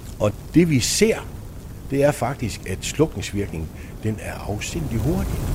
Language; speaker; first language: Danish; native; Danish